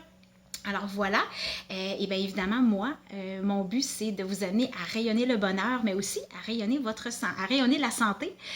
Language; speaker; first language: French; native; French